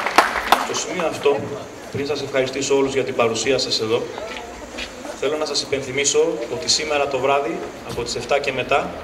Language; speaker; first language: Greek; native; Greek